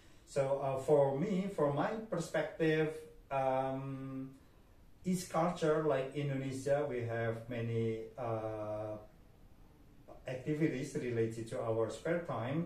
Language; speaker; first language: English; non-native, fluent; Indonesian